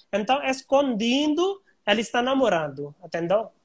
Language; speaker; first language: Portuguese; non-native, learner; Hindi